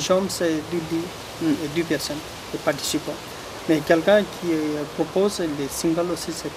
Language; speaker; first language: French; non-native, learner; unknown